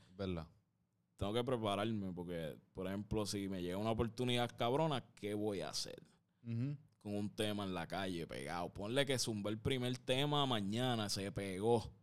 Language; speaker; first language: Spanish; native; Spanish